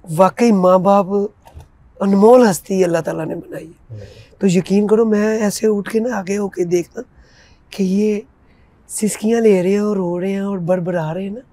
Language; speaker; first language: Urdu; non-native, local second language; Punjabi